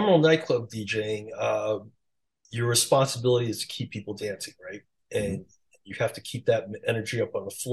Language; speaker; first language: English; early bilingual, other home language; Chinese